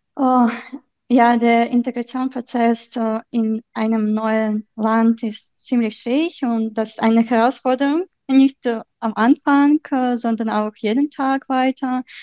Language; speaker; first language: German; non-native, fluent; Ukrainian